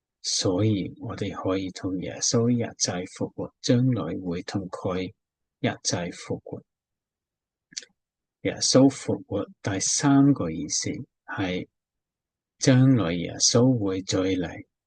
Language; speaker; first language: Cantonese; non-native, fluent; English